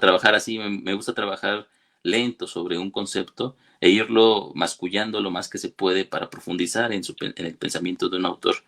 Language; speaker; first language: Spanish; native; Spanish